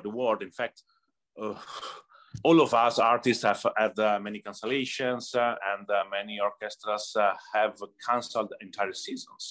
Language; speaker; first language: English; non-native, learner; Italian